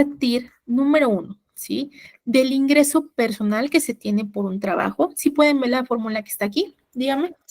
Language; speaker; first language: Spanish; native; Spanish